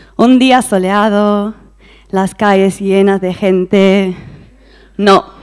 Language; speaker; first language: Spanish; non-native, fluent; English